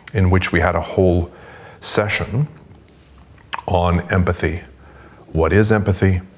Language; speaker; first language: English; non-native, fluent; Swedish